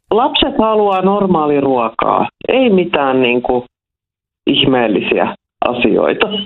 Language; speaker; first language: Finnish; non-native, local second language; Swedish